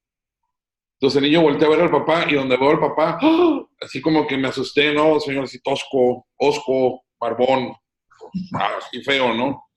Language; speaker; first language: Spanish; native; Spanish